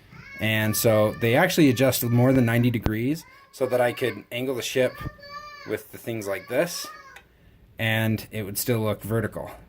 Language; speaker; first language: English; native; English